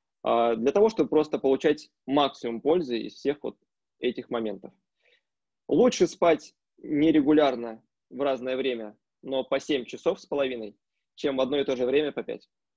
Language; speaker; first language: Russian; native; Russian